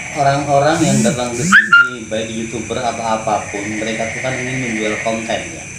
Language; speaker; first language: Indonesian; native; Indonesian